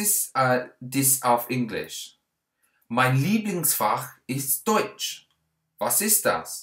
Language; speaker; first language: German; non-native, learner; English